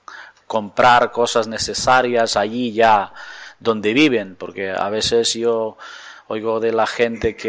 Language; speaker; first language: Spanish; non-native, fluent; Ukrainian